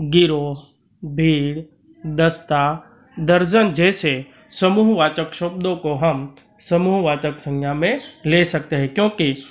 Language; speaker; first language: Hindi; non-native, local second language; Gujarati